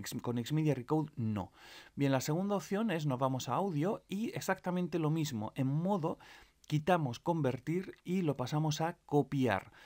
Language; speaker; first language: Spanish; native; Spanish